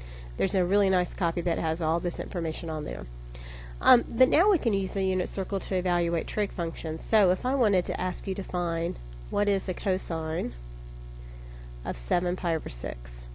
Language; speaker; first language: English; native; English